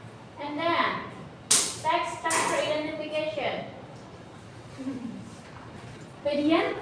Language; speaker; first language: English; non-native, learner; Indonesian